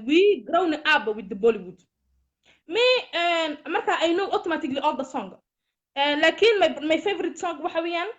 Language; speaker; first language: English; non-native, learner; Somali